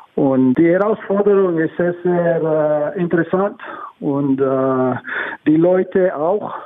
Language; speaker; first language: German; non-native, learner; English